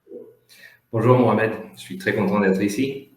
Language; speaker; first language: French; non-native, fluent; Spanish